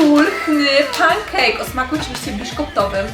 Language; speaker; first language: Polish; native; Polish